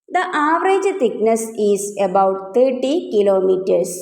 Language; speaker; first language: English; non-native, local second language; Malayalam